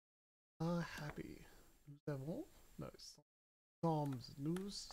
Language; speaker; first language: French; non-native, learner; English